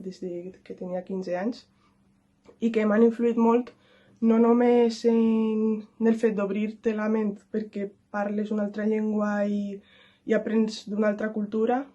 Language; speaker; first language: Catalan; non-native, local second language; Spanish